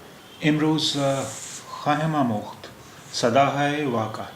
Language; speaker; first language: Persian; non-native, learner; Urdu